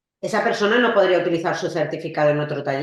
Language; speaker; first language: Spanish; native; Spanish